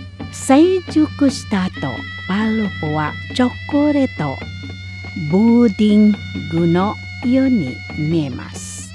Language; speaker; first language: Japanese; non-native, learner; Indonesian